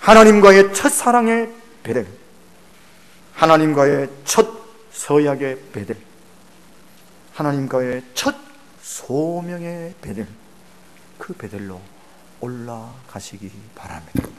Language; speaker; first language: Korean; native; Korean